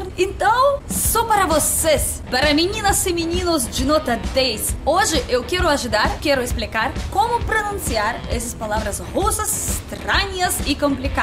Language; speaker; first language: Portuguese; non-native, learner; Russian